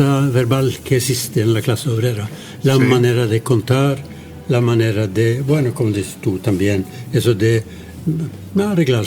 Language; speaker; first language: Spanish; non-native, fluent; Norwegian